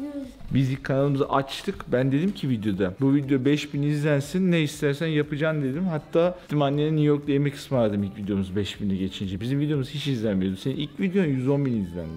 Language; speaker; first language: Turkish; native; Turkish